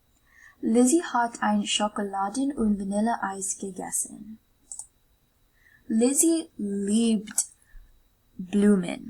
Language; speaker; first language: German; non-native, learner; English